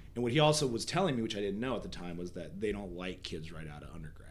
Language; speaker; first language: English; native; English